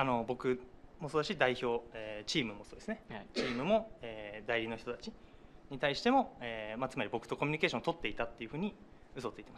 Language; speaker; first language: Japanese; native; Japanese